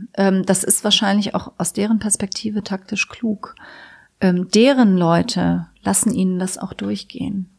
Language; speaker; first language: German; native; German